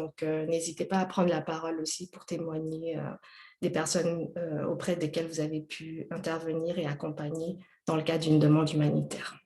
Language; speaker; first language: French; native; French